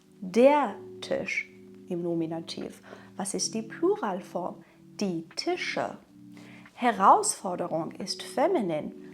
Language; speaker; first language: German; non-native, fluent; Persian